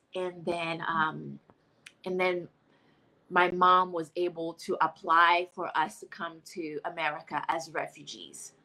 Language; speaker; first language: English; non-native, fluent; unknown